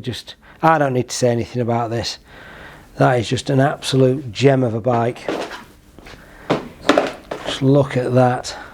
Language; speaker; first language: English; native; English